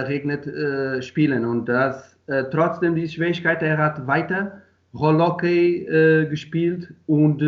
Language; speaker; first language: German; non-native, learner; Portuguese